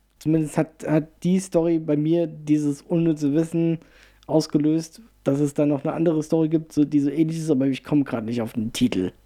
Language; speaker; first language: German; early bilingual, other home language; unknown